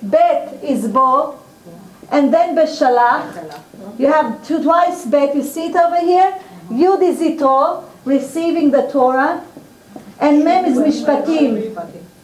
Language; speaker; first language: English; non-native, fluent; Hebrew